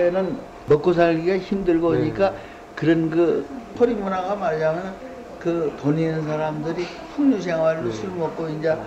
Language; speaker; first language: Korean; native; Korean